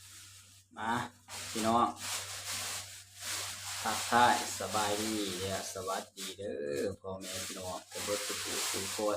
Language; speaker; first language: Thai; non-native, local second language; Lao